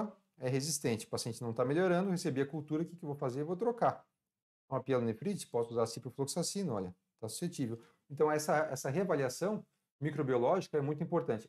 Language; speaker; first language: Portuguese; native; Portuguese